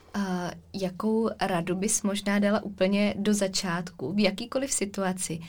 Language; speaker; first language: Czech; native; Czech